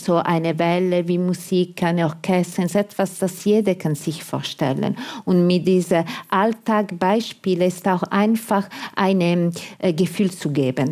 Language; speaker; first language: German; non-native, fluent; Italian